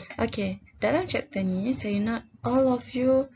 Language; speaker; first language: English; non-native, local second language; Malay